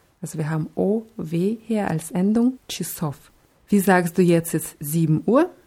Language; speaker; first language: German; non-native, fluent; Russian